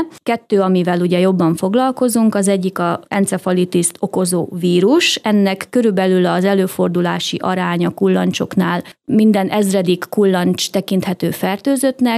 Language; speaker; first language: Hungarian; native; Hungarian